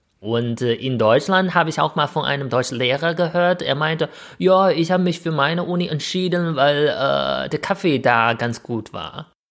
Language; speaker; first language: German; non-native, fluent; Chinese